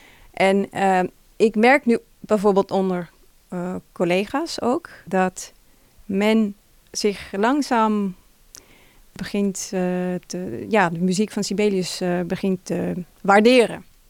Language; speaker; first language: Dutch; non-native, fluent; Finnish